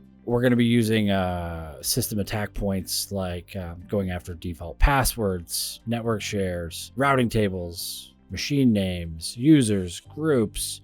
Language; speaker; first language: English; native; English